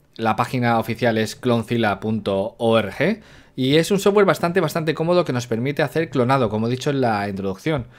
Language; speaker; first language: Spanish; native; Spanish